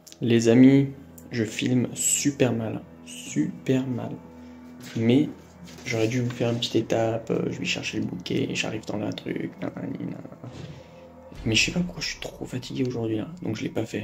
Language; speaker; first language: French; native; French